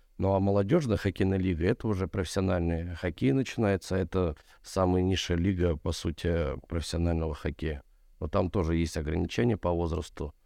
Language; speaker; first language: Russian; native; Russian